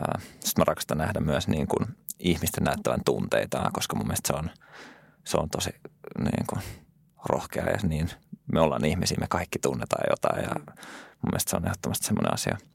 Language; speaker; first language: Finnish; early bilingual, other home language; French